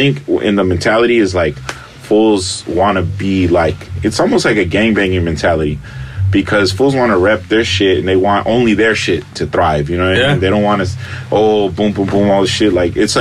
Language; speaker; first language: English; early bilingual, other home language; Spanish